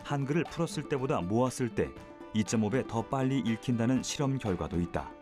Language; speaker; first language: Korean; native; Korean